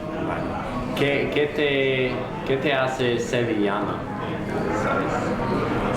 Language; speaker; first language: Spanish; non-native, fluent; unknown